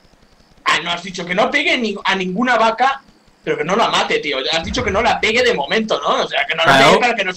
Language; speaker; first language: Spanish; native; Spanish